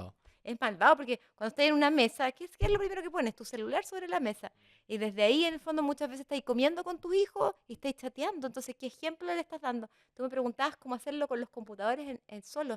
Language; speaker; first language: Spanish; native; Spanish